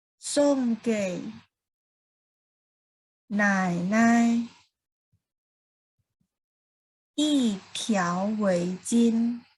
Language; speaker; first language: Chinese; non-native, fluent; Thai